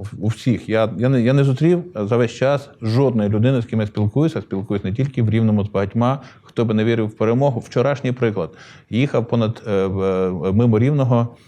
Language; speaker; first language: Ukrainian; native; Ukrainian